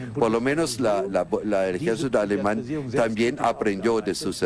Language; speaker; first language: Spanish; non-native, fluent; German